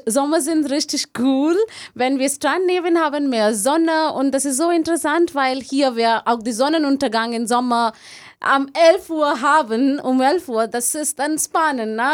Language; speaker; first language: German; non-native, learner; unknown